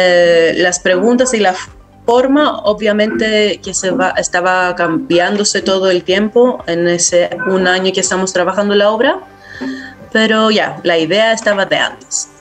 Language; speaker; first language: Spanish; non-native, fluent; Greek